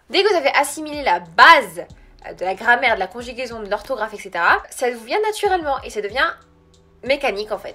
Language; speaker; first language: French; early bilingual, other home language; Arabic